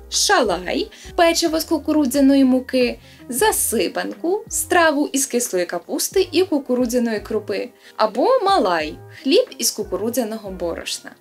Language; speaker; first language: Ukrainian; native; Ukrainian